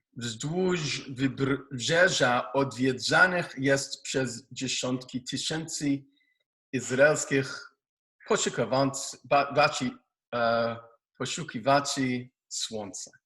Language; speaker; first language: Polish; non-native, learner; Hebrew